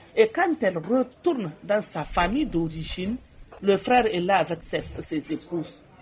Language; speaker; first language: French; non-native, local second language; Hausa